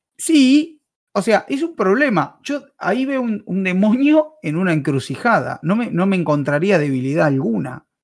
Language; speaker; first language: Spanish; native; Spanish